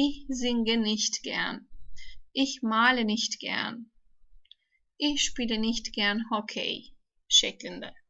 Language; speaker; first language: German; non-native, fluent; Turkish